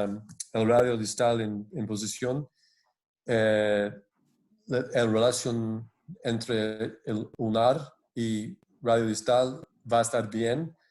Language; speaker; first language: Spanish; non-native, fluent; English